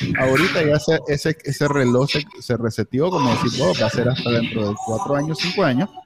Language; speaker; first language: Spanish; native; Spanish